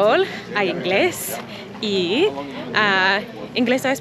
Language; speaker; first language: Spanish; non-native, learner; English